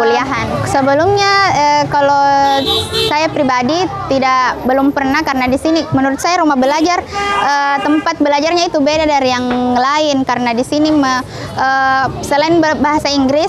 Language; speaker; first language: Indonesian; native; Indonesian